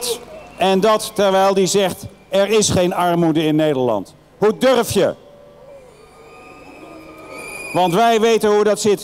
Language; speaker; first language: Dutch; native; Dutch